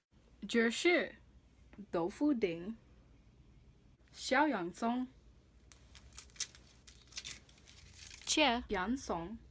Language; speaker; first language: Chinese; non-native, learner; English